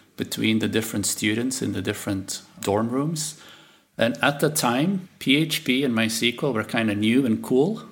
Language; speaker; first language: English; non-native, fluent; Dutch